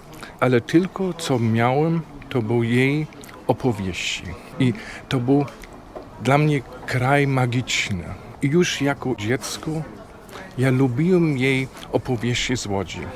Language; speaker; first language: Polish; non-native, fluent; German